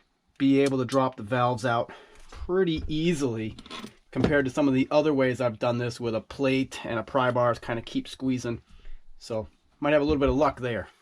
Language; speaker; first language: English; native; English